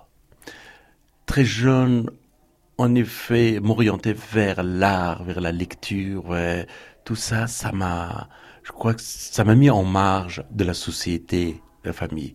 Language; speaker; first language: French; non-native, fluent; Persian